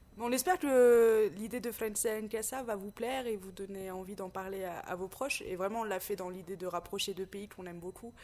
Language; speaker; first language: French; native; French